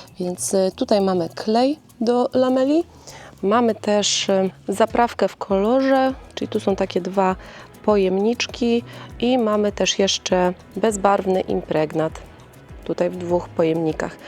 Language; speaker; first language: Polish; native; Polish